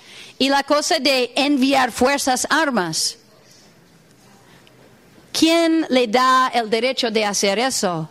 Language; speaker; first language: Spanish; non-native, fluent; English